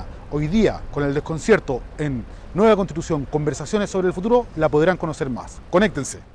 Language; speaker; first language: Spanish; native; Spanish